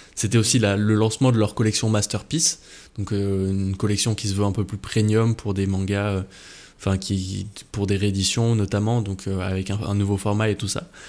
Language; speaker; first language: French; native; French